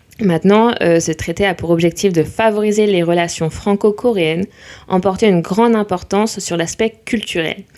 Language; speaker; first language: French; native; French